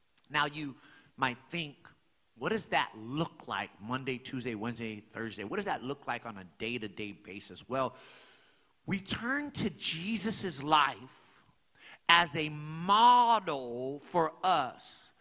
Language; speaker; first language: English; native; English